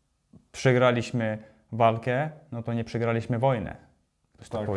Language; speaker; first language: Polish; non-native, fluent; Ukrainian